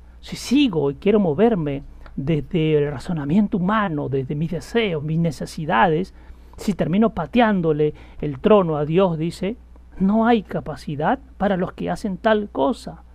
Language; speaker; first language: Spanish; native; Spanish